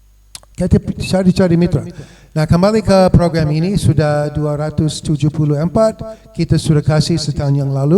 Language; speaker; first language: Indonesian; non-native, fluent; English